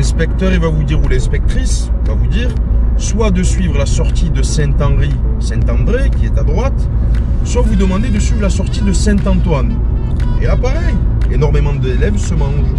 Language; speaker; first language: French; native; French